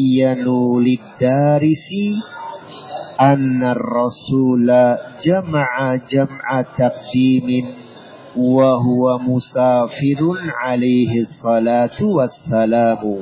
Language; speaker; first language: Arabic; non-native, fluent; Indonesian